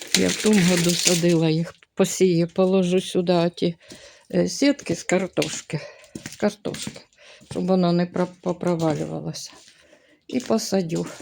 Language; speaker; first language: Ukrainian; native; Ukrainian